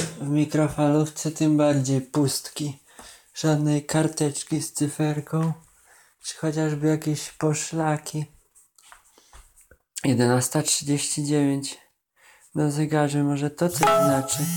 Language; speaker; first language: Polish; native; Polish